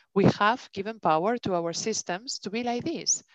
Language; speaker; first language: English; non-native, fluent; Spanish